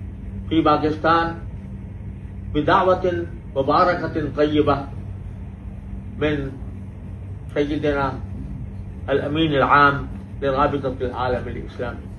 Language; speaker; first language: Arabic; non-native, fluent; Urdu